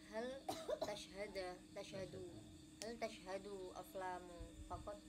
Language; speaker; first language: Arabic; non-native, learner; Javanese